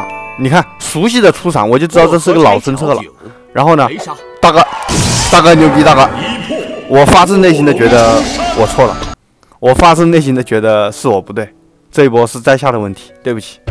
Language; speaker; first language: Chinese; native; Chinese